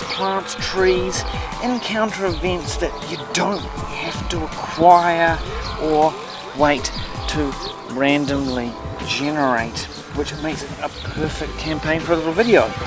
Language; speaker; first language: English; native; English